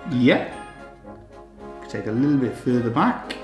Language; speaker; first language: English; native; English